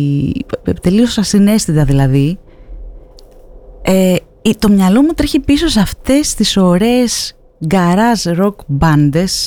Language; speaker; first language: Greek; native; Greek